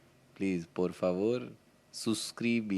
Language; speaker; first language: Spanish; non-native, learner; Hindi